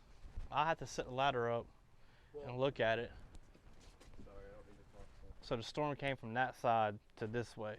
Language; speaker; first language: English; native; English